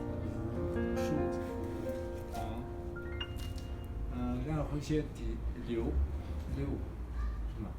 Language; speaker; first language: Chinese; non-native, fluent; Kazakh